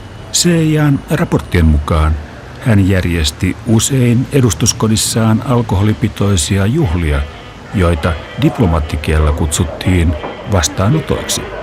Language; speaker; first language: Finnish; native; Finnish